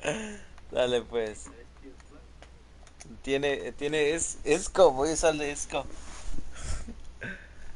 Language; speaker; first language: Spanish; early bilingual, other home language; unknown